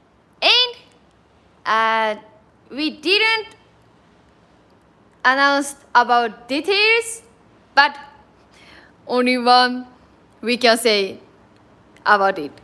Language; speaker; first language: English; non-native, learner; Japanese